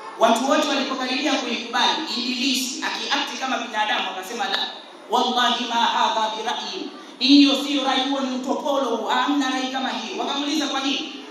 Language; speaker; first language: Swahili; native; Swahili